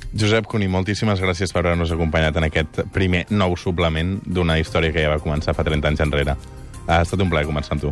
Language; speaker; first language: Catalan; native; Catalan